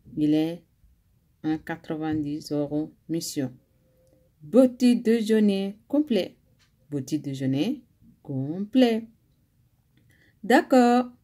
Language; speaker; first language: French; non-native, learner; Arabic